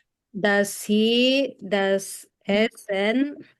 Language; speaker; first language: German; non-native, fluent; Filipino